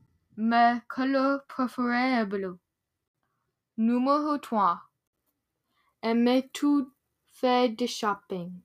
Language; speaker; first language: French; non-native, learner; English